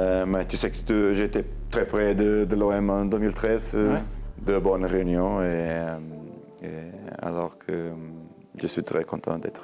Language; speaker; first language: French; non-native, learner; Portuguese